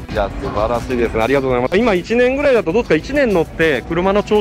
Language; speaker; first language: Japanese; native; Japanese